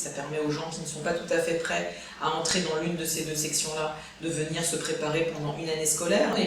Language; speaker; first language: French; native; French